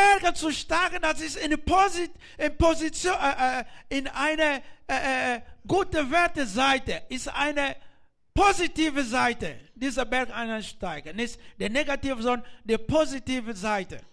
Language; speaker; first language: German; non-native, learner; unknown